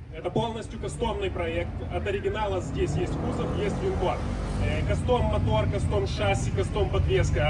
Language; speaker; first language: Russian; native; Russian